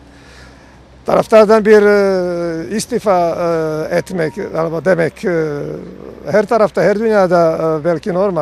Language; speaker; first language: Turkish; non-native, learner; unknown